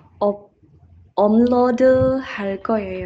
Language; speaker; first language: Korean; non-native, learner; Indonesian